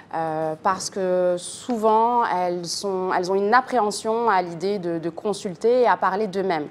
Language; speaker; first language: French; native; French